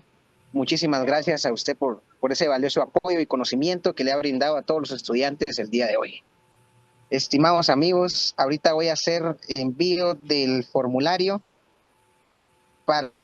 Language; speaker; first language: Spanish; native; Spanish